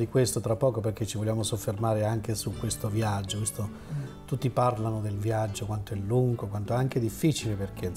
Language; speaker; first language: Italian; native; Italian